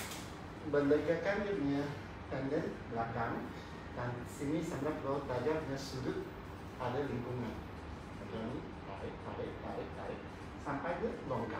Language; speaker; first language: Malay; non-native, local second language; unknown